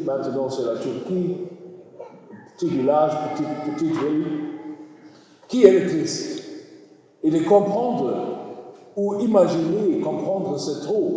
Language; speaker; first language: French; non-native, learner; German